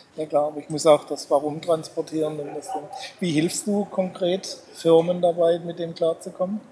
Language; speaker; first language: German; native; German